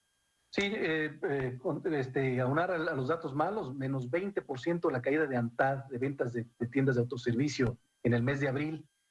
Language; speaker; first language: Spanish; native; Spanish